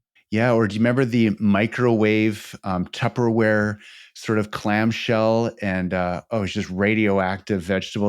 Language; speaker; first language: English; native; English